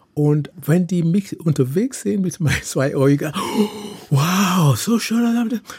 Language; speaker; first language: German; non-native, fluent; Yoruba